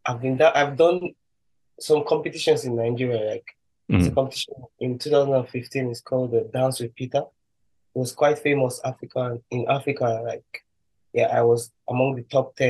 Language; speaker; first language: English; non-native, local second language; Igbo